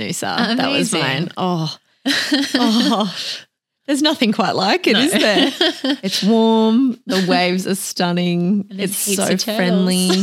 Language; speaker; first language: English; native; English